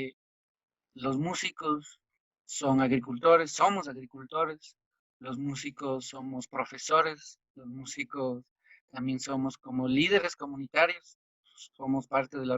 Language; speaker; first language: Spanish; non-native, local second language; Quechua